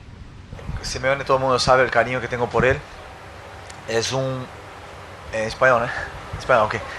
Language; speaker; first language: Spanish; non-native, fluent; Portuguese